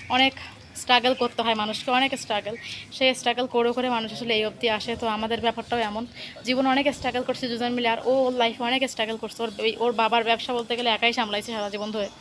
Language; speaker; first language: Bangla; native; Bangla